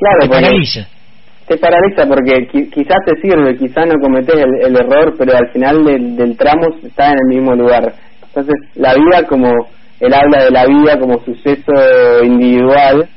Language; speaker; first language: Spanish; native; Spanish